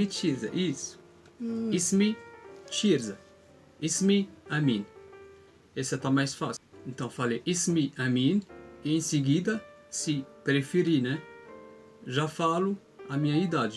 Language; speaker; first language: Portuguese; non-native, fluent; Arabic